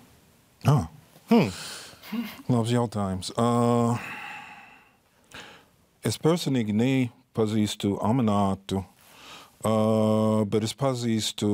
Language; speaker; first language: Latvian; non-native, fluent; English